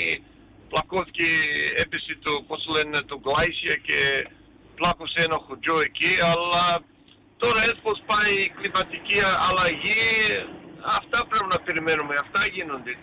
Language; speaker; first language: Greek; early bilingual, heritage; Greek